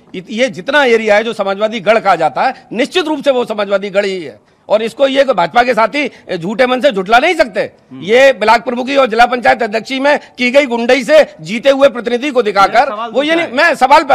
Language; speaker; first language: Hindi; native; Hindi